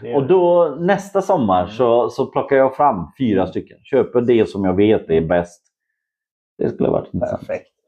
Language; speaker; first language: Swedish; non-native, fluent; Polish